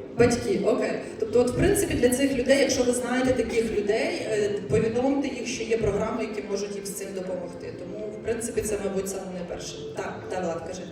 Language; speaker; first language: Ukrainian; non-native, local second language; Russian